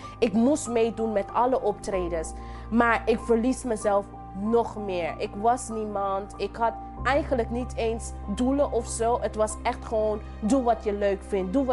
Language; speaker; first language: Dutch; non-native, local second language; English